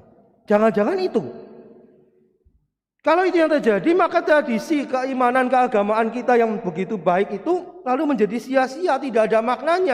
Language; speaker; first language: Indonesian; non-native, local second language; Javanese